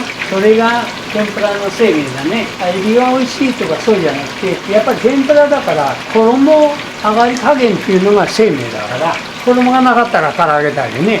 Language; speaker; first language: Japanese; native; Japanese